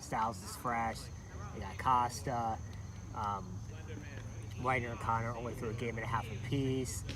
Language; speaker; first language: English; native; English